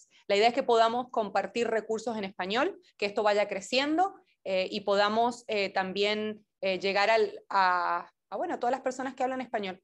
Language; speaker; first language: Spanish; native; Spanish